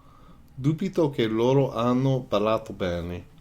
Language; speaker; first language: Italian; non-native, fluent; English